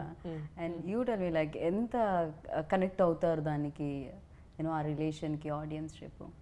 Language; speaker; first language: Telugu; native; Telugu